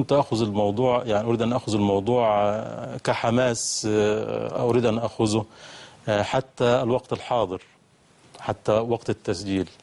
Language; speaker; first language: Arabic; native; Arabic